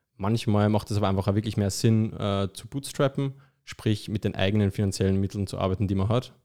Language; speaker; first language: German; native; German